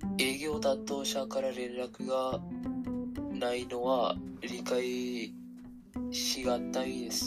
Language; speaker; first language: Japanese; non-native, learner; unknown